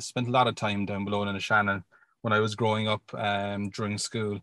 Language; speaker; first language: English; native; English